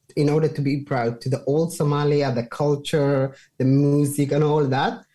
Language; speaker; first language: English; non-native, fluent; Somali